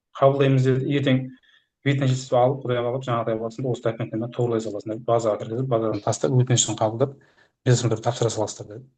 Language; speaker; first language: Kazakh; early bilingual, heritage; Kazakh